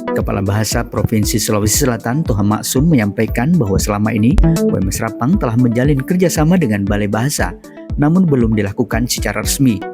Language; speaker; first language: Indonesian; native; Indonesian